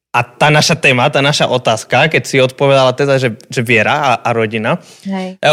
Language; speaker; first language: Slovak; non-native, fluent; Spanish